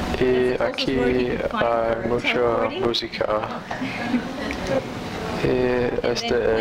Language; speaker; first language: Spanish; non-native, learner; English